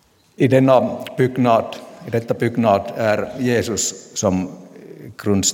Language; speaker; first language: Swedish; non-native, local second language; Finnish